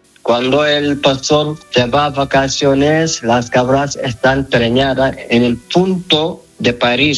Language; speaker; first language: Spanish; non-native, learner; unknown